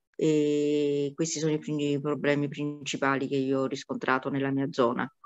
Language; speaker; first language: Italian; native; Italian